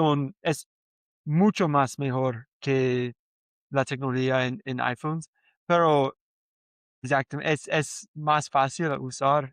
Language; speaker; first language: Spanish; non-native, learner; English